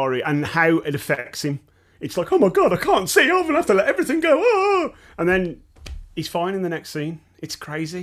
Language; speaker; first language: English; native; English